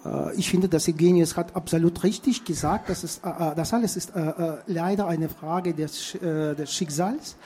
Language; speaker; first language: German; non-native, fluent; Russian